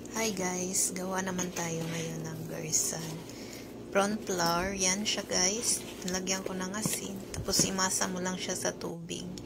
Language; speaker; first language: Filipino; non-native, local second language; Cebuano